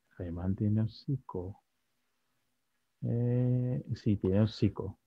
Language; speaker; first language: Spanish; native; Spanish